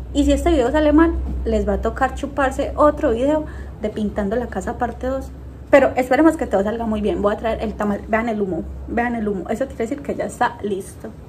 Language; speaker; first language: Spanish; native; Spanish